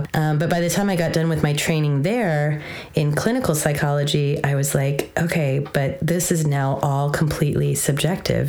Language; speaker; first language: English; native; English